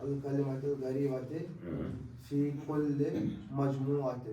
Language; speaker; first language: Arabic; non-native, learner; Urdu